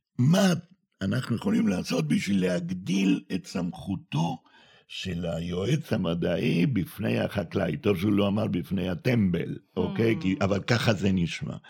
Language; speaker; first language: Hebrew; non-native, fluent; Spanish